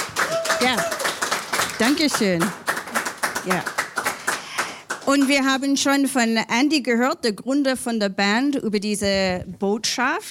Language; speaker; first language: German; non-native, fluent; English